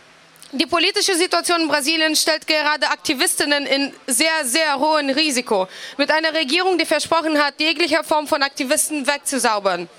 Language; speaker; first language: German; non-native, fluent; Portuguese